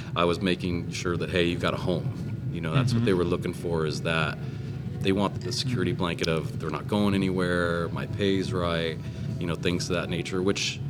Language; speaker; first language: English; native; English